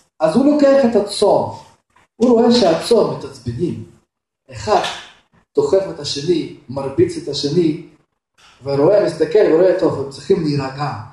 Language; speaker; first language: Hebrew; non-native, fluent; Russian